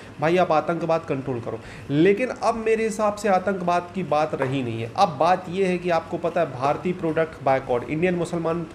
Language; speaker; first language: Hindi; native; Hindi